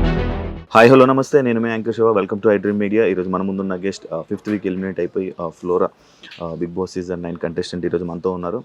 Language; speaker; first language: Telugu; native; Telugu